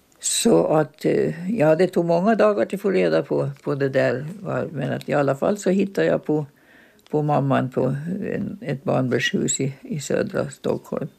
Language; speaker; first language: Swedish; native; Swedish